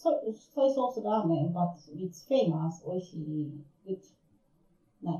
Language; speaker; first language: English; non-native, learner; Japanese